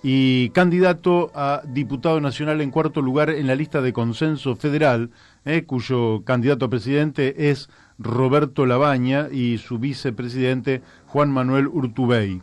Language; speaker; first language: Spanish; native; Spanish